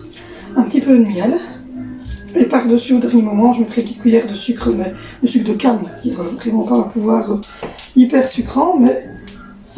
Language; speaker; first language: French; native; French